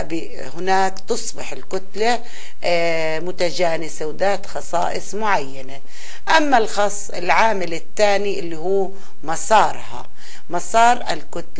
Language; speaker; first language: Arabic; native; Arabic